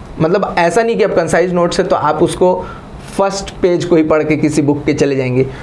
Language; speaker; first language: Hindi; native; Hindi